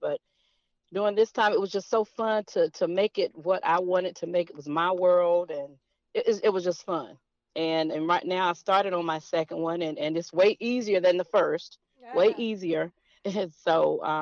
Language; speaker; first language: English; native; English